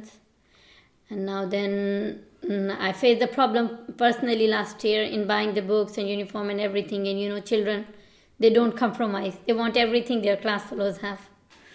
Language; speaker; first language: English; non-native, local second language; Urdu